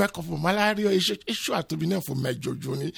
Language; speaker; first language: Hungarian; non-native, fluent; Yoruba